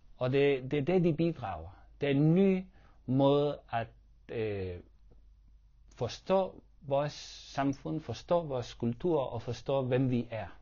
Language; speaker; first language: Danish; non-native, fluent; Spanish